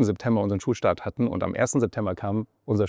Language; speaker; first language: German; native; German